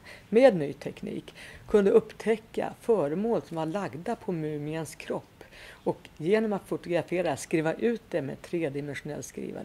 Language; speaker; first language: Swedish; native; Swedish